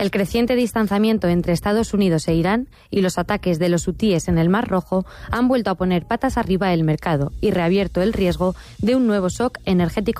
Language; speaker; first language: Spanish; native; Spanish